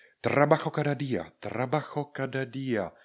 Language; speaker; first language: Spanish; non-native, fluent; Czech